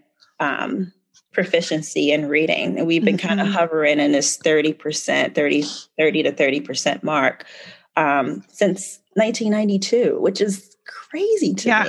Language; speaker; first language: English; native; English